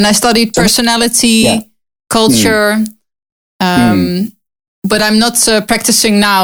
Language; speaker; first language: English; non-native, learner; Dutch